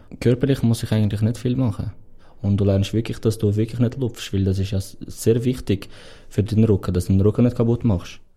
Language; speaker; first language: German; non-native, fluent; Portuguese